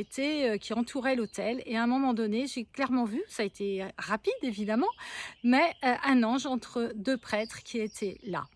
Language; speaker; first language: French; native; French